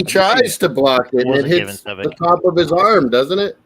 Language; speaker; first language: English; native; English